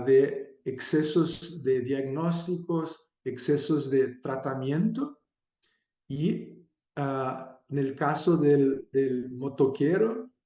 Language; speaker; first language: Spanish; non-native, fluent; Portuguese